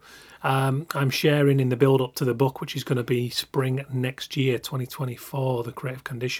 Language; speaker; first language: English; native; English